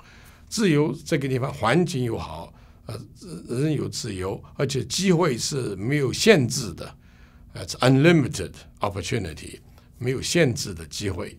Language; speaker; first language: Chinese; non-native, local second language; Cantonese